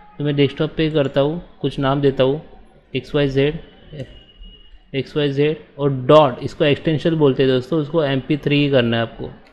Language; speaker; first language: Hindi; native; Hindi